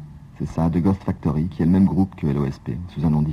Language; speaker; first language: French; native; French